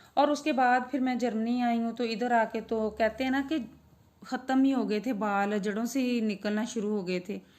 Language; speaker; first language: Urdu; non-native, local second language; Punjabi